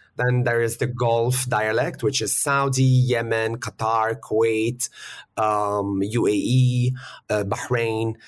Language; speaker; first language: English; early bilingual, other home language; Arabic